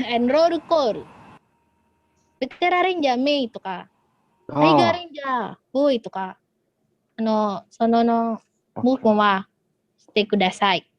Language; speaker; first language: Japanese; non-native, learner; Indonesian